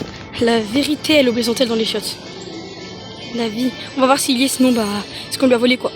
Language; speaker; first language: French; native; French